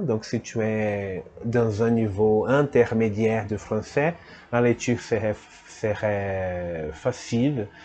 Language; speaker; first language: French; non-native, fluent; Portuguese